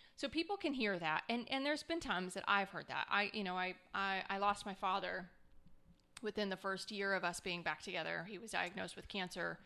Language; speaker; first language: English; native; English